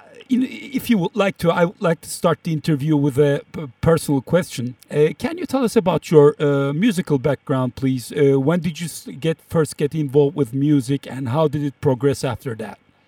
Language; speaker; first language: English; non-native, fluent; Turkish